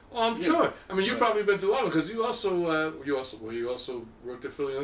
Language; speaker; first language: English; native; English